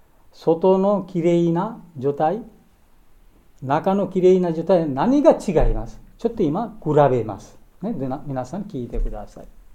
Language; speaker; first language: Japanese; non-native, learner; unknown